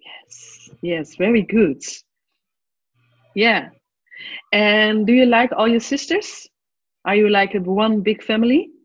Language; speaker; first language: English; non-native, fluent; Dutch